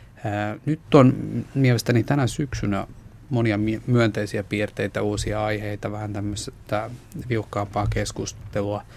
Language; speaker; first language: Finnish; non-native, local second language; Swedish